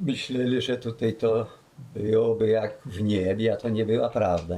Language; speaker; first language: Polish; early bilingual, heritage; Polish